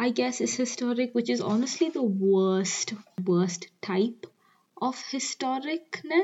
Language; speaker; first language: English; non-native, local second language; Hindi